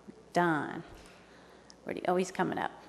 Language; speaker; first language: English; native; English